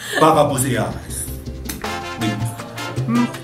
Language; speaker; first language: Spanish; non-native, learner; German